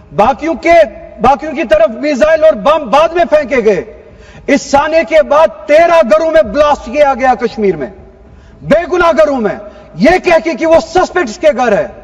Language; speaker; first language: Urdu; non-native, local second language; Kashmiri